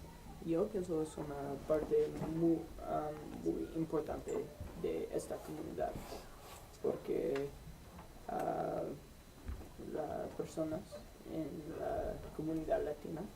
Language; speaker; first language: Spanish; non-native, learner; English